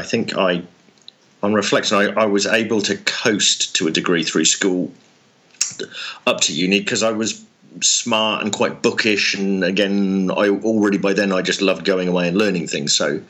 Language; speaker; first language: English; native; English